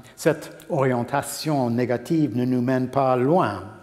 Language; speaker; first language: French; non-native, fluent; English